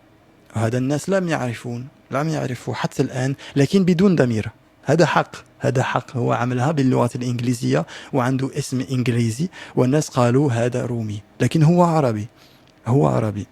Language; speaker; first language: Arabic; non-native, learner; French